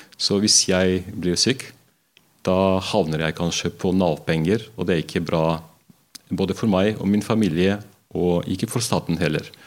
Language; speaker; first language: Norwegian; non-native, fluent; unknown